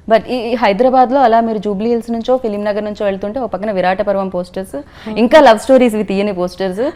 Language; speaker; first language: Telugu; native; Telugu